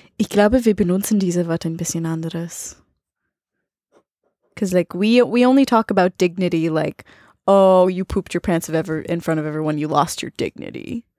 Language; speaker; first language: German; non-native, learner; English